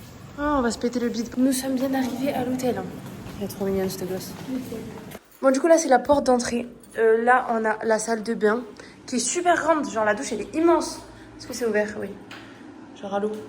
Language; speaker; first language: French; native; French